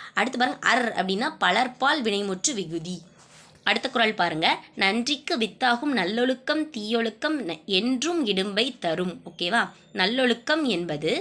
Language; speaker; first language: Tamil; native; Tamil